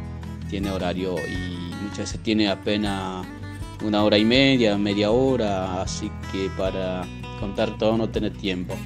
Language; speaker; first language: Spanish; non-native, local second language; Guarani